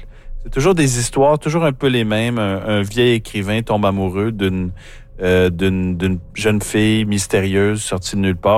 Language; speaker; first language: French; native; French